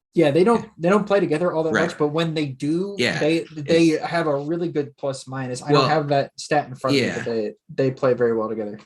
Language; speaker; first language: English; native; English